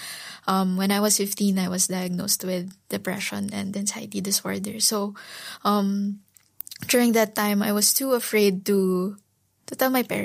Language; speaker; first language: English; non-native, local second language; Filipino